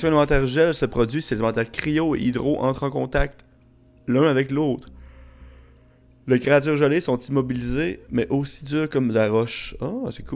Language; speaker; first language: French; native; French